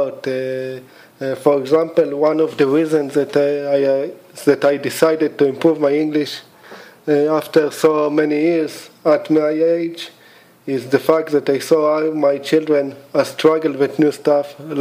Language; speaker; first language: English; non-native, fluent; Hebrew